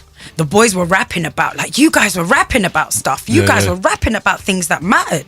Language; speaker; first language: English; native; English